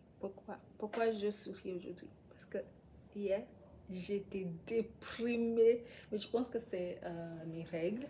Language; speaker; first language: French; non-native, learner; English